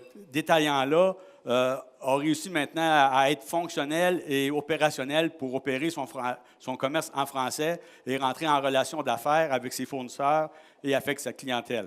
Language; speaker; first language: French; native; French